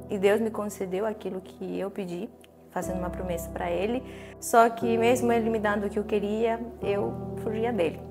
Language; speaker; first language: Portuguese; non-native, fluent; Spanish